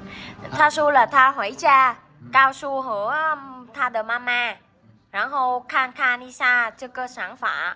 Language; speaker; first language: Chinese; non-native, learner; Vietnamese